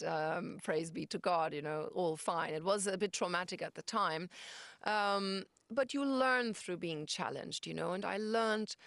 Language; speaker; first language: English; non-native, fluent; German